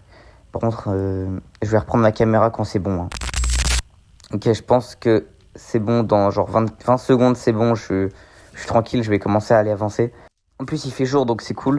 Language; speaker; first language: French; native; French